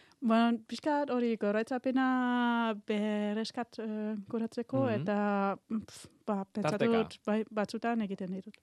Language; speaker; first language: Basque; non-native, learner; German